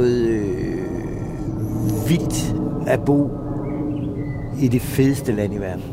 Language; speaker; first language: Danish; native; Danish